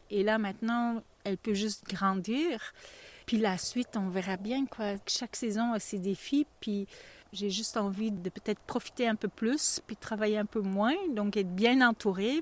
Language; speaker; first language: French; native; French